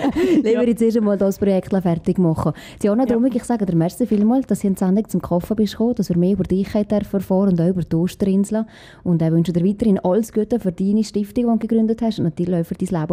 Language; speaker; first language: German; native; German